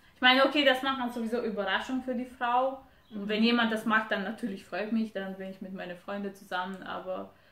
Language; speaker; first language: German; non-native, fluent; Romanian